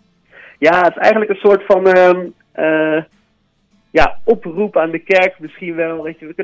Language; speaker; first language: Dutch; native; Dutch